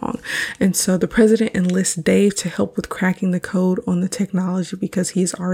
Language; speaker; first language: English; native; English